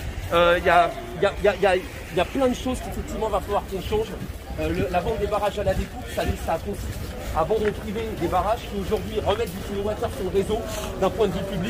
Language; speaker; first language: French; native; French